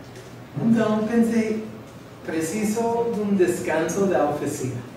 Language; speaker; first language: Portuguese; non-native, fluent; English